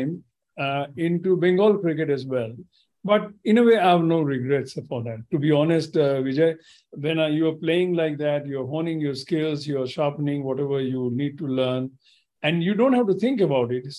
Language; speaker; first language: English; non-native, local second language; Gujarati